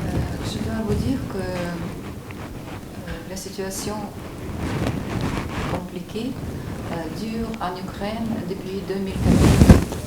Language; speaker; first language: French; non-native, fluent; Ukrainian